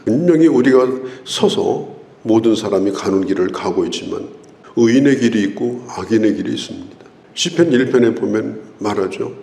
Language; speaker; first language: Korean; native; Korean